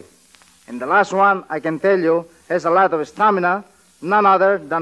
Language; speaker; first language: English; non-native, local second language; Filipino